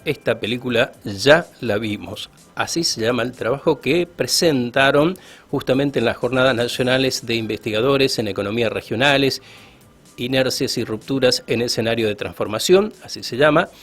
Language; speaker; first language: Spanish; native; Spanish